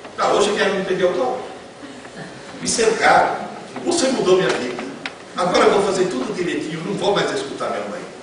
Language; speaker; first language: Portuguese; non-native, fluent; Italian